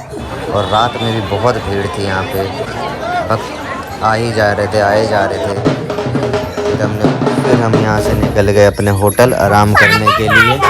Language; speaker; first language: Hindi; native; Hindi